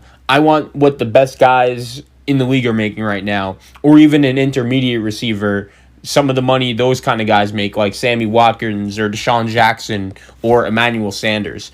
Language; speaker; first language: English; native; English